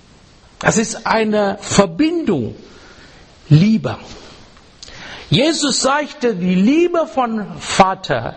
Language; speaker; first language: German; non-native, learner; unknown